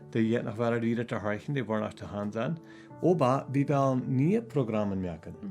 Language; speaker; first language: German; non-native, learner; Plautdietsch